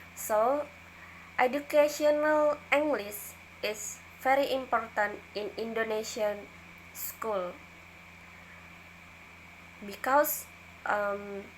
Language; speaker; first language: English; non-native, learner; Indonesian